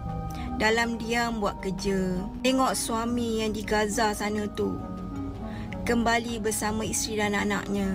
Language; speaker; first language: Malay; native; Malay